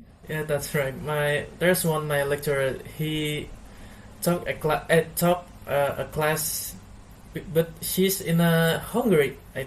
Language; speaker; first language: English; non-native, learner; Indonesian